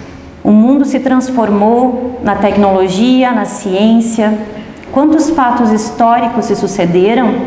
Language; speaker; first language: Portuguese; native; Portuguese